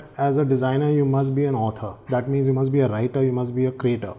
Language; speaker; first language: English; non-native, local second language; Hindi